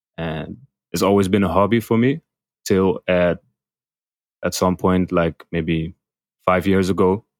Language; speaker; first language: English; non-native, fluent; Dutch